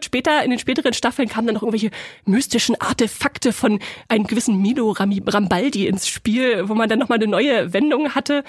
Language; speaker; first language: German; native; German